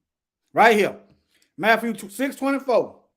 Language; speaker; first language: English; native; English